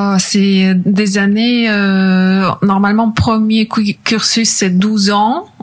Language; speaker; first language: French; non-native, fluent; Polish